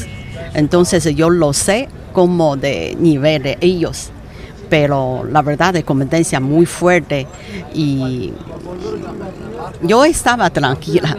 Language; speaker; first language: Spanish; non-native, learner; Chinese